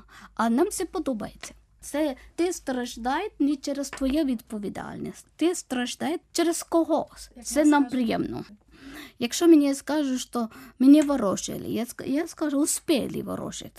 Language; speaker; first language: Ukrainian; non-native, fluent; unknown